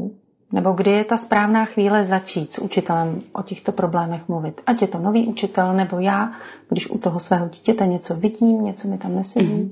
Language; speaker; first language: Czech; native; Czech